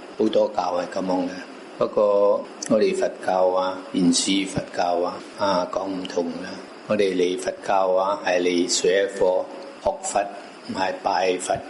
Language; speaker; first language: Cantonese; non-native, local second language; Min Nan Chinese